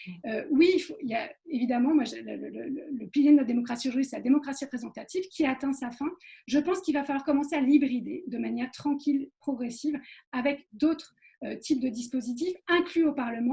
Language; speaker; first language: French; native; French